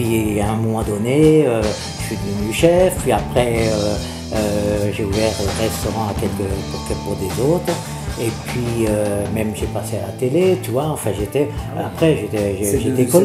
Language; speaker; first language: French; native; French